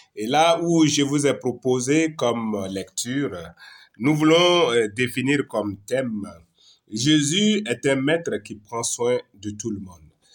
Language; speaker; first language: French; non-native, local second language; Mossi